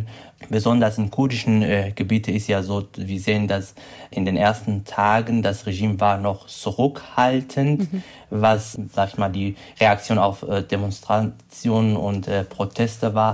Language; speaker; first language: German; non-native, fluent; Kurdish